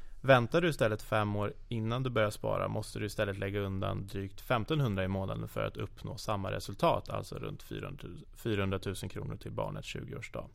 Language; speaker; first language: Swedish; native; Swedish